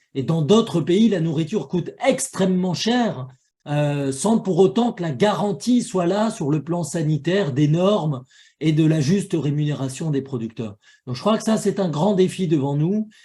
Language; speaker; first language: French; native; French